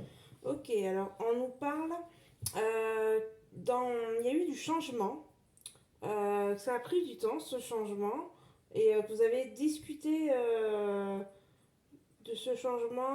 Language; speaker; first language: French; native; French